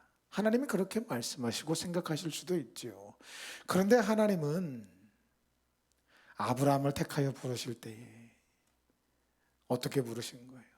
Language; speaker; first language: Korean; native; Korean